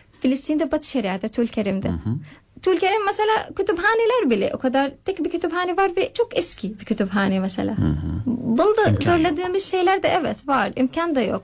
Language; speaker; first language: Turkish; non-native, learner; Arabic